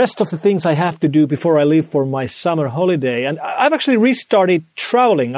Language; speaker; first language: English; non-native, fluent; Finnish